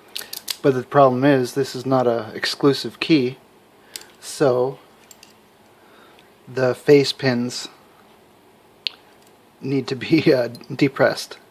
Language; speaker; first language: English; native; English